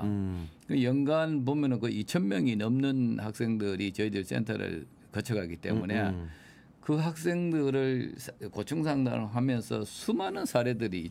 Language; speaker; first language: Korean; native; Korean